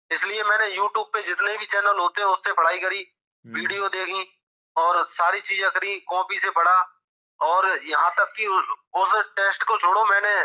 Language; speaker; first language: Hindi; native; Hindi